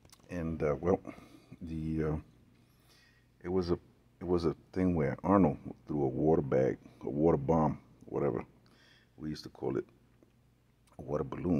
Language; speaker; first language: English; native; English